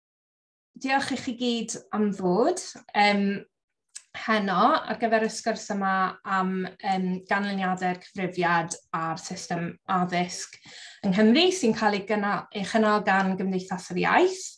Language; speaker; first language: Welsh; native; Welsh